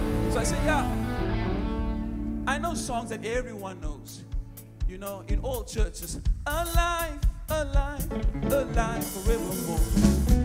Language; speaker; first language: English; non-native, local second language; Afrikaans